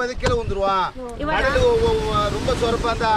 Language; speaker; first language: Tamil; native; Tamil